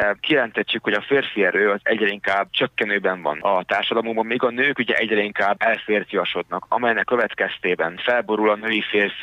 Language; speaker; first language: Hungarian; native; Hungarian